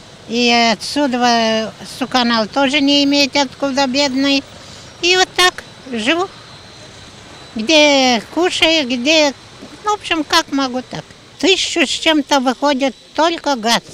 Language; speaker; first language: Russian; non-native, local second language; Romanian